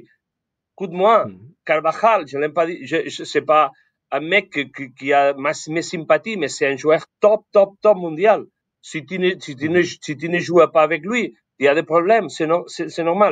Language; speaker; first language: French; non-native, fluent; Spanish